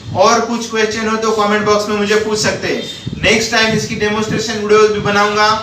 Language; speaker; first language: Hindi; non-native, local second language; Marathi